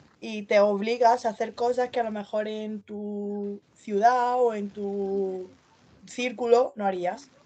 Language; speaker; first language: Spanish; native; Spanish